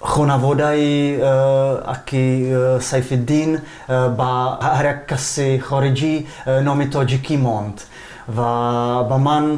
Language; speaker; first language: Persian; non-native, fluent; Czech